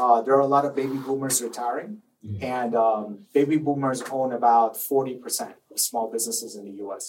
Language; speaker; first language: English; non-native, fluent; Persian